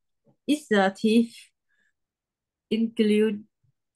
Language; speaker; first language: English; non-native, learner; Vietnamese